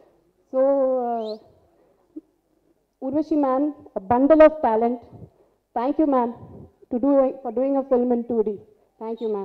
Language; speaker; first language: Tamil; non-native, local second language; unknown